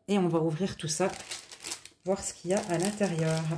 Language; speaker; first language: French; native; French